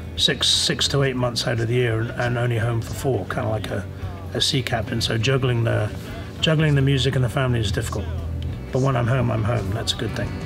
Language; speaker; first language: English; native; English